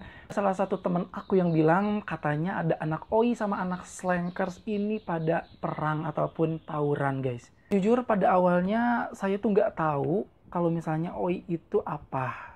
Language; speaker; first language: Indonesian; native; Indonesian